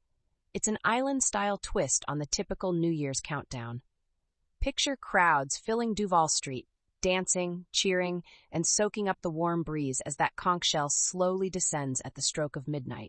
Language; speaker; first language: English; native; English